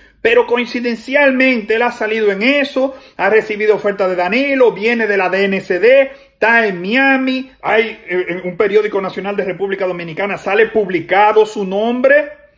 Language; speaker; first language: Spanish; native; Spanish